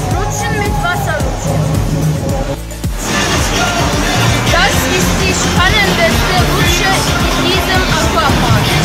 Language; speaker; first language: German; non-native, learner; Turkish